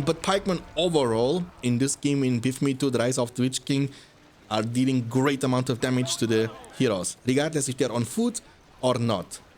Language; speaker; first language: English; non-native, fluent; German